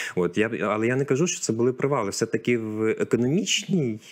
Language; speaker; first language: Ukrainian; native; Ukrainian